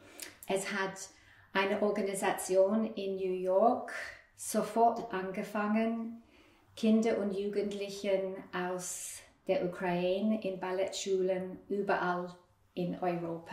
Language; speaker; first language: German; non-native, fluent; English